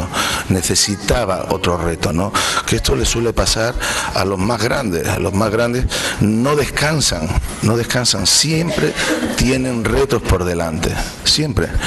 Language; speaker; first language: Spanish; native; Spanish